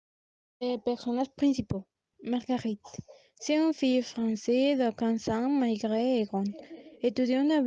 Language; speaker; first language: French; non-native, learner; Spanish